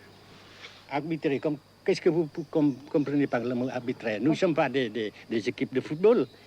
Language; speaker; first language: French; non-native, fluent; Vietnamese